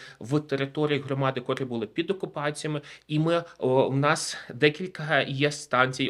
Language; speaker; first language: Ukrainian; native; Ukrainian